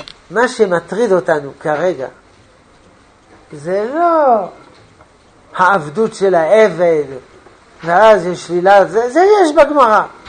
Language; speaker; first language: Hebrew; non-native, fluent; French